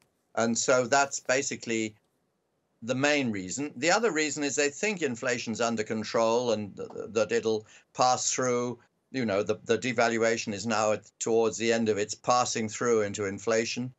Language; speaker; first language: English; native; English